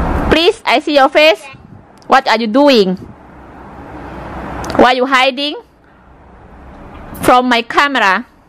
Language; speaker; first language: English; non-native, learner; Indonesian